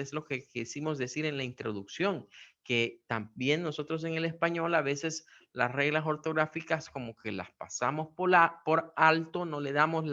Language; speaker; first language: Spanish; native; Spanish